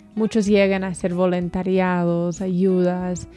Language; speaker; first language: Spanish; non-native, fluent; English